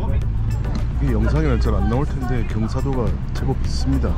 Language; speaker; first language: Korean; native; Korean